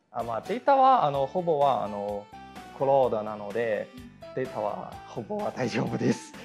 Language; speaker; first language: Japanese; non-native, learner; Chinese